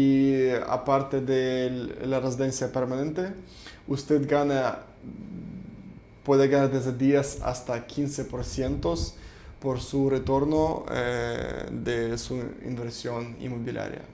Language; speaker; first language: Spanish; non-native, fluent; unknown